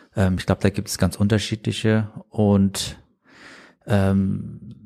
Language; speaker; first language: German; native; German